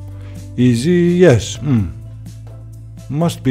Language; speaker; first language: English; non-native, learner; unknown